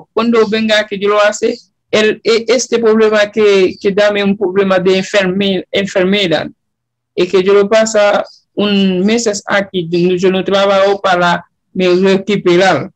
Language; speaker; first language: Spanish; non-native, learner; Haitian Creole